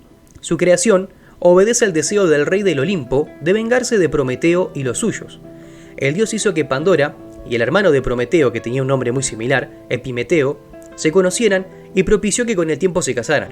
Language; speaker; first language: Spanish; native; Spanish